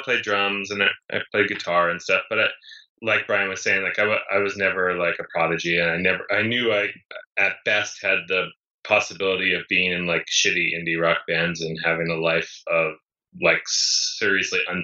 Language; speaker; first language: English; native; English